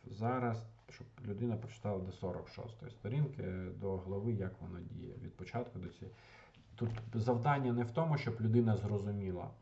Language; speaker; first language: Ukrainian; non-native, local second language; Russian